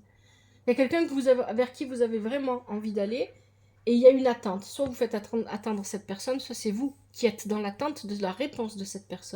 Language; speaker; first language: French; native; French